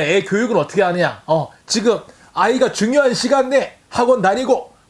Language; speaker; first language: Korean; native; Korean